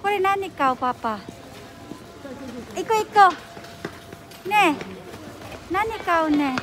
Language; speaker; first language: Japanese; non-native, fluent; Filipino